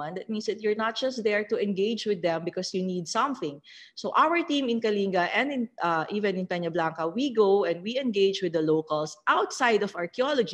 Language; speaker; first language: English; non-native, local second language; Filipino